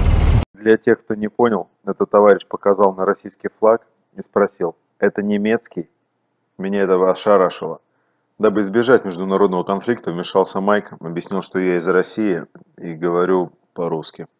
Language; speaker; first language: Russian; native; Russian